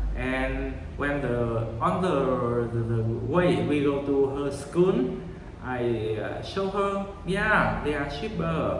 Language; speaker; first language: English; non-native, learner; Vietnamese